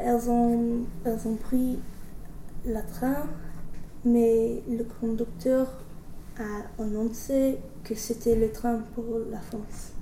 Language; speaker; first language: French; non-native, learner; English